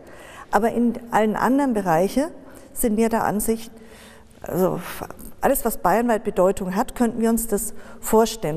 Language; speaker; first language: German; native; German